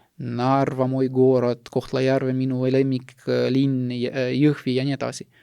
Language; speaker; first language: Estonian; non-native, local second language; Russian